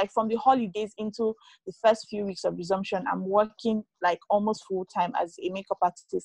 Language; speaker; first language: English; non-native, local second language; Yoruba